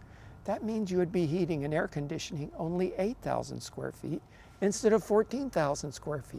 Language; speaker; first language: English; native; English